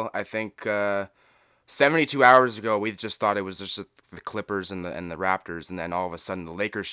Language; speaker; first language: English; native; English